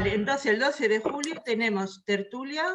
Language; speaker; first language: Spanish; native; Spanish